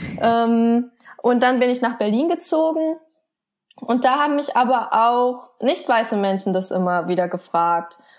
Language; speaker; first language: German; native; German